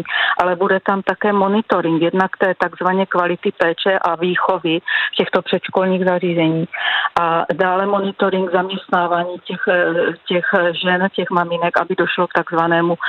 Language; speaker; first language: Czech; native; Czech